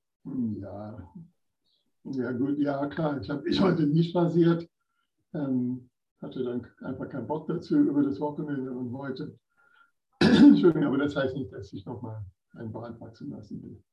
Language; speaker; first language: German; non-native, fluent; English